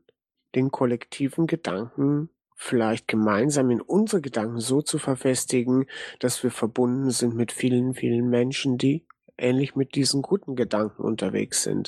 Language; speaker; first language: German; native; German